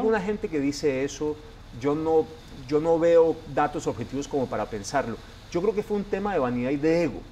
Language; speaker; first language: Spanish; native; Spanish